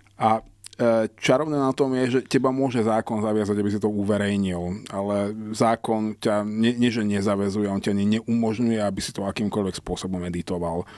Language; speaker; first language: Slovak; non-native, local second language; Hungarian